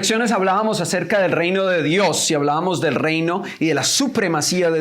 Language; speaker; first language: Spanish; native; Spanish